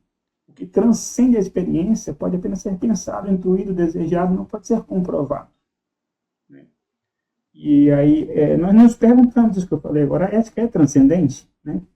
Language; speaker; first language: Portuguese; native; Portuguese